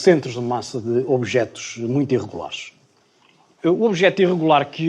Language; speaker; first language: Portuguese; native; Portuguese